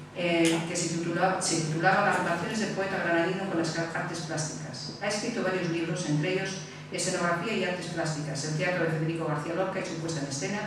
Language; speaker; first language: Spanish; native; Spanish